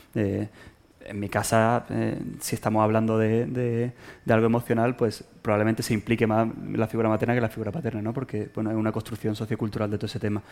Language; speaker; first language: Spanish; native; Spanish